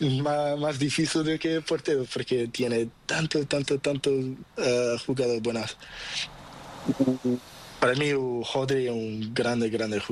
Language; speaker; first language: Spanish; non-native, learner; Portuguese